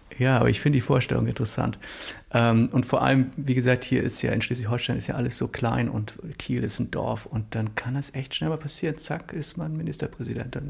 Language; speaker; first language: German; native; German